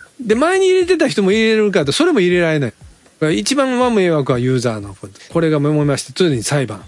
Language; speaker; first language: Japanese; native; Japanese